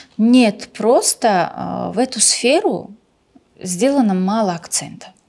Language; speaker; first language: Russian; non-native, local second language; Tajik